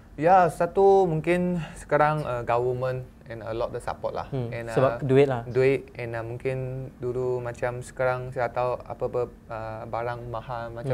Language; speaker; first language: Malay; non-native, local second language; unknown